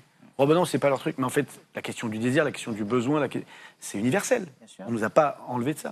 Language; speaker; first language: French; native; French